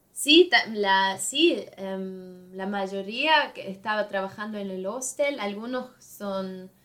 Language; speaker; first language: Spanish; non-native, fluent; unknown